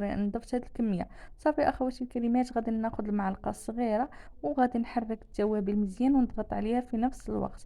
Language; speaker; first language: Arabic; native; Arabic